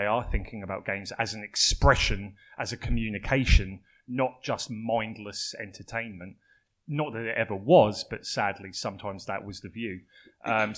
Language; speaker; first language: English; native; English